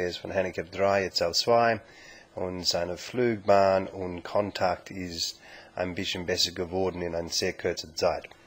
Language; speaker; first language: German; non-native, learner; English